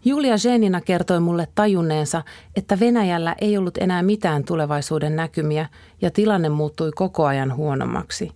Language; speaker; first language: Finnish; native; Finnish